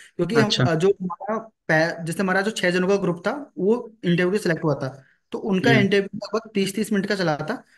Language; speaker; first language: Hindi; native; Hindi